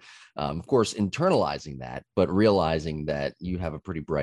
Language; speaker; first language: English; native; English